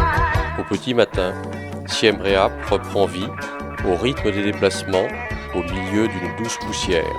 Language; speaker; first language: French; native; French